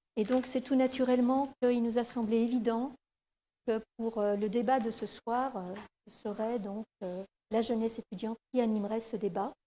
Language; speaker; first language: French; native; French